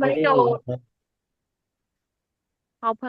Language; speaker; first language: Chinese; non-native, learner; Burmese